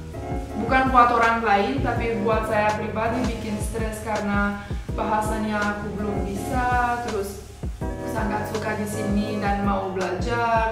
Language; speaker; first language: Indonesian; non-native, fluent; Romanian